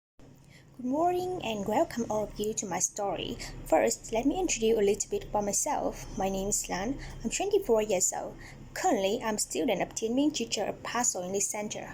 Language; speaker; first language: English; non-native, learner; Vietnamese